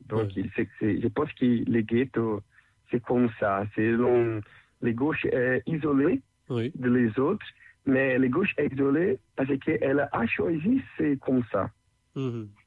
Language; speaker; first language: French; non-native, learner; Portuguese